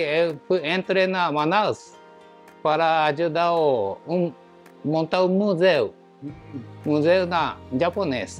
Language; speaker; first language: Portuguese; non-native, learner; Japanese